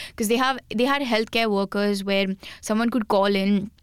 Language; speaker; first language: English; non-native, local second language; Hindi